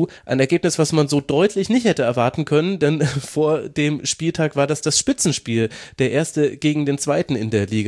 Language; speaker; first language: German; native; German